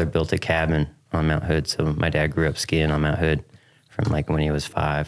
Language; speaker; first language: English; native; English